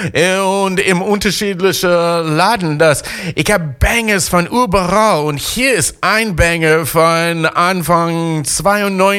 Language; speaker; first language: German; non-native, fluent; English